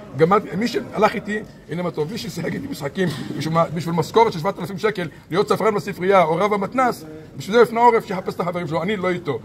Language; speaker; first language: Hebrew; native; Hebrew